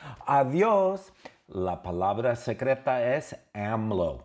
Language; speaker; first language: Spanish; non-native, fluent; English